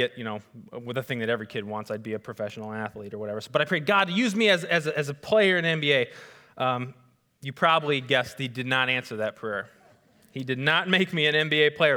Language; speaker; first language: English; native; English